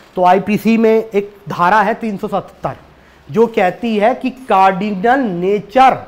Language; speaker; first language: Hindi; native; Hindi